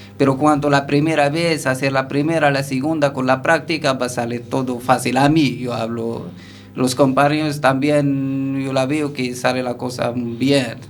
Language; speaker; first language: Spanish; non-native, learner; Arabic